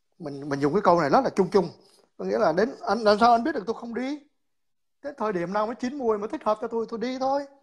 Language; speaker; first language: Vietnamese; native; Vietnamese